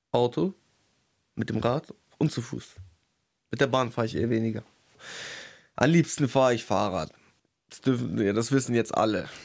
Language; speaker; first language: German; early bilingual, other home language; Russian